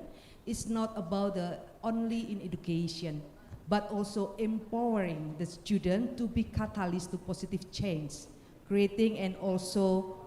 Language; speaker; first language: English; non-native, learner; Indonesian